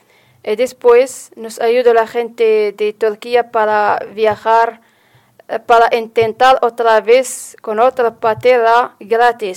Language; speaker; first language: Spanish; non-native, learner; Arabic